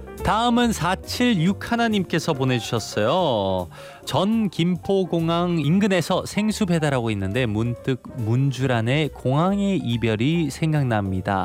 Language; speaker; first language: Korean; native; Korean